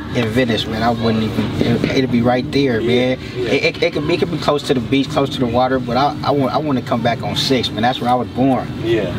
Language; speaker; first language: English; native; English